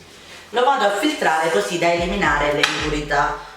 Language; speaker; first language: Italian; native; Italian